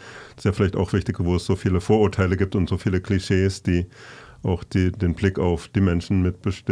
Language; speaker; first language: German; native; German